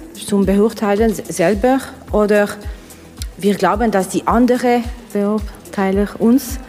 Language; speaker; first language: German; non-native, fluent; Russian